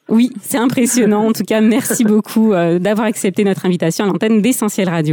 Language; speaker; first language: French; native; French